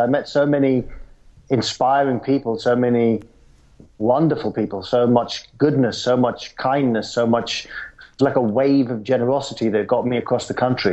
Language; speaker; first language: English; native; English